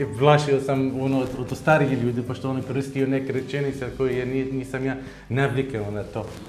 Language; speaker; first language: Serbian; non-native, learner; Arabic